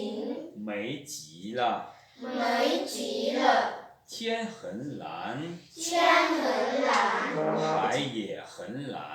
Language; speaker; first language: Chinese; non-native, fluent; Lao